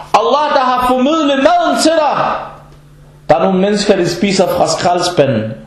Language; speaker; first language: Danish; non-native, fluent; Arabic